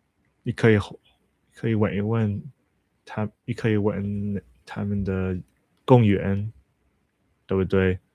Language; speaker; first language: Chinese; non-native, learner; English